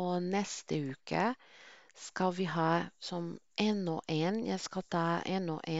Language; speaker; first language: Norwegian; non-native, fluent; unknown